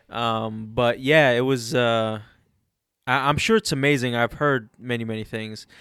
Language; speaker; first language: English; early bilingual, other home language; Arabic